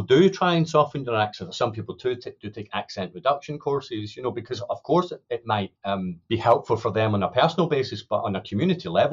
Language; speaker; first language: English; native; English